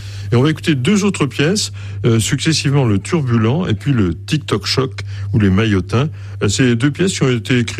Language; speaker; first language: French; native; French